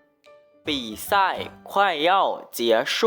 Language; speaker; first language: Chinese; non-native, learner; Lao